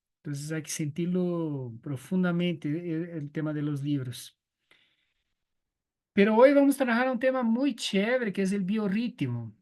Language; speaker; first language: Spanish; non-native, learner; Portuguese